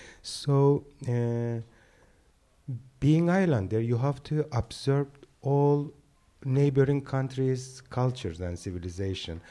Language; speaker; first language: English; non-native, fluent; Turkish